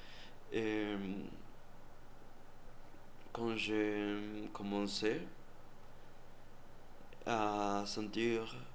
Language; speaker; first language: French; non-native, learner; Spanish